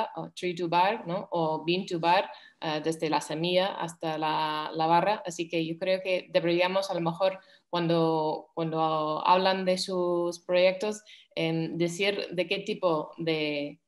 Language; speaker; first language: Spanish; non-native, fluent; English